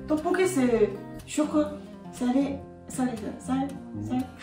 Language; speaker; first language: French; non-native, learner; Korean